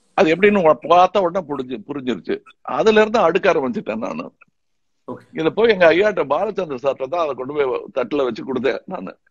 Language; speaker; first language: Tamil; native; Tamil